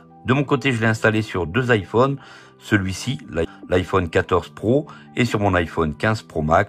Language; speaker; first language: French; native; French